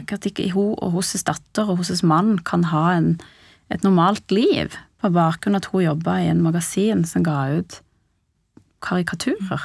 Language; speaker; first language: Norwegian; early bilingual, other home language; Persian